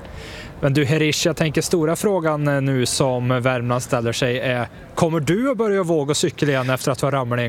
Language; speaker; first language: Swedish; native; Swedish